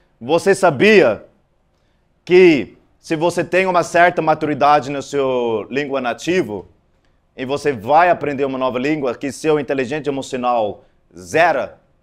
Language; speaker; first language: Portuguese; non-native, fluent; Afrikaans